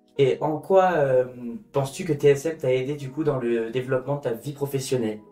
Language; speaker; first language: French; native; French